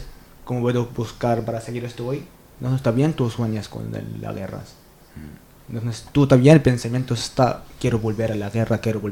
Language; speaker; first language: Spanish; non-native, learner; Arabic